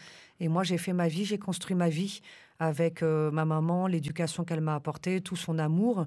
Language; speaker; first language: French; early bilingual, other home language; Romanian